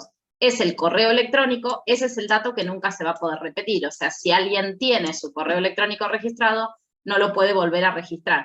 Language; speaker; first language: Spanish; native; Spanish